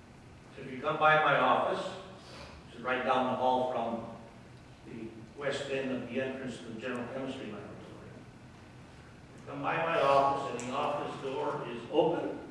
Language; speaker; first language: English; native; English